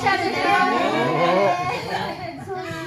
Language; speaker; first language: Japanese; native; Japanese